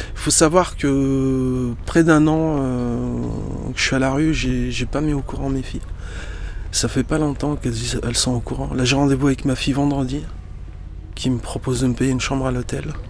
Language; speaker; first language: French; early bilingual, other home language; Arabic